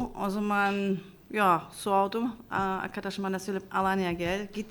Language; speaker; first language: Turkish; non-native, learner; German